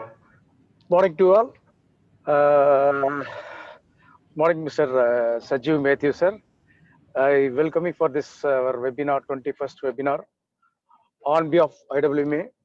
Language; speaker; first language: English; non-native, local second language; Tamil